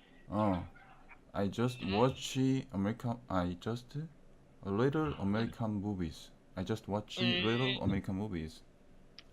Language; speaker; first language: English; non-native, learner; Korean